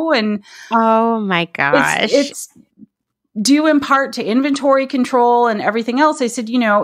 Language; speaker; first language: English; native; English